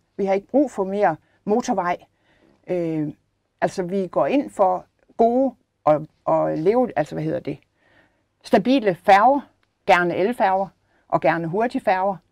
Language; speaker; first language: Danish; native; Danish